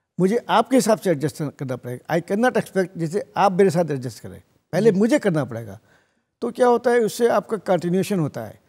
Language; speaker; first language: Hindi; native; Hindi